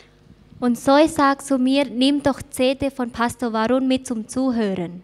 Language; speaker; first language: German; non-native, fluent; Thai